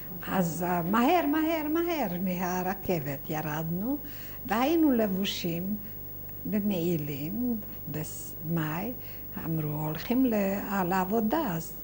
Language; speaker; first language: Hebrew; non-native, fluent; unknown